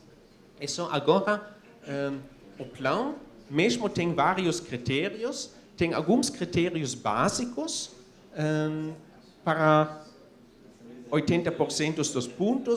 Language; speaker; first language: Portuguese; non-native, fluent; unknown